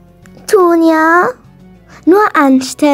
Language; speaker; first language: German; non-native, learner; Arabic